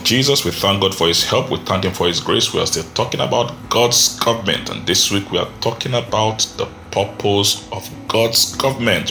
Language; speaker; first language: English; non-native, local second language; Yoruba